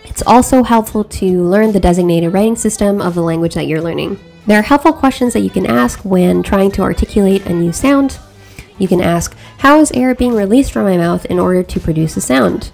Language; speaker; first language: English; native; English